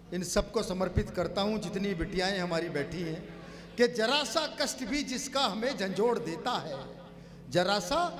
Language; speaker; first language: Hindi; native; Hindi